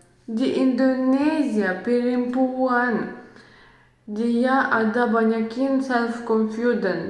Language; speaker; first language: Indonesian; non-native, learner; Russian